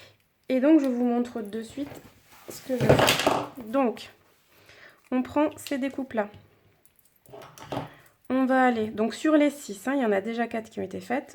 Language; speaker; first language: French; native; French